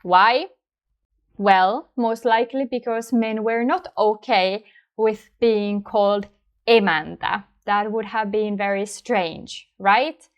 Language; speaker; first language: English; non-native, fluent; Finnish